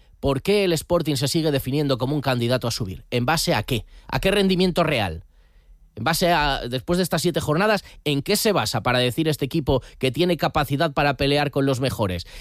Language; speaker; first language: Spanish; native; Spanish